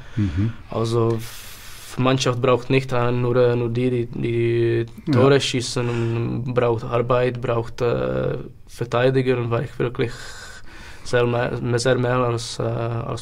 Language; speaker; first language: German; non-native, learner; Czech